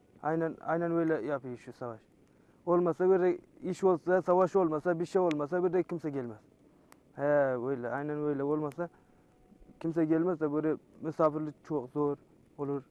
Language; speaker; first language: Turkish; non-native, learner; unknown